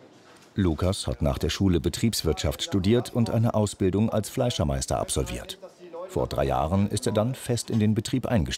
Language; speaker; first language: German; native; German